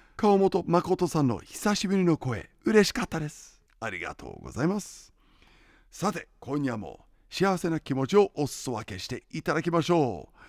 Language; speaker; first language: Japanese; non-native, fluent; English